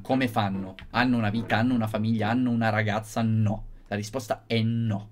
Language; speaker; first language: Italian; native; Italian